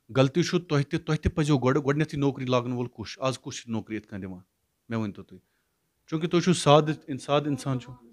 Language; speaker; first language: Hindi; non-native, local second language; Kashmiri